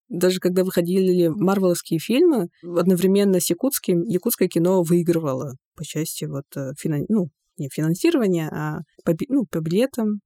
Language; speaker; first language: Russian; non-native, local second language; Yakut